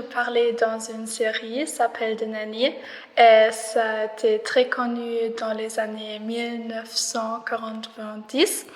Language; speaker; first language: French; non-native, learner; German